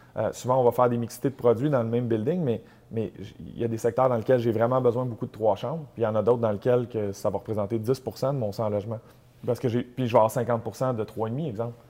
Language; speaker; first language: French; native; French